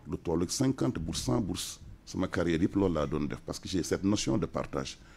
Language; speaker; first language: French; non-native, local second language; Wolof